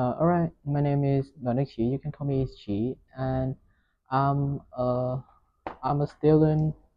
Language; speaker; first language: English; non-native, learner; Vietnamese